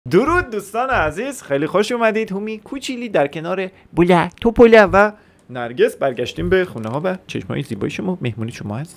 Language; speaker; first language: Persian; native; Persian